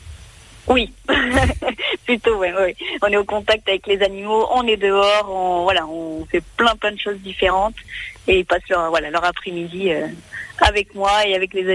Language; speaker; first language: French; native; French